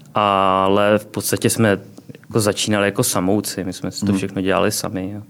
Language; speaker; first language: Czech; early bilingual, other home language; Vietnamese